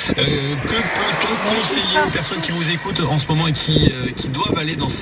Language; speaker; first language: French; native; French